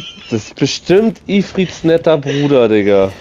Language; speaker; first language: German; native; German